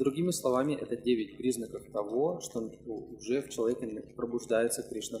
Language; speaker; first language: Russian; native; Russian